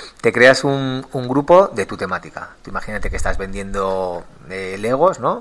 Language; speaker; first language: Spanish; native; Spanish